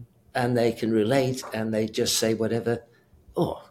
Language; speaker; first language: English; native; English